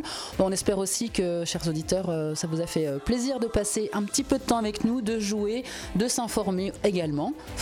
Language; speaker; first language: French; native; French